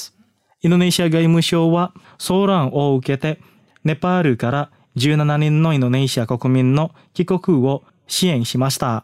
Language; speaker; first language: Japanese; non-native, fluent; Indonesian